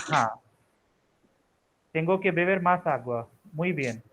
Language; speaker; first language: Spanish; non-native, fluent; Hindi